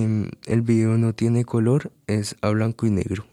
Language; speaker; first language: Spanish; non-native, learner; French